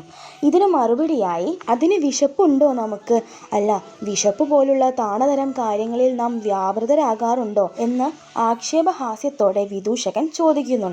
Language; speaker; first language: Malayalam; native; Malayalam